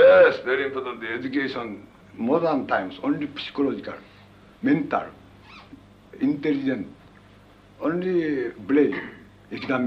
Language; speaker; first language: English; non-native, learner; Japanese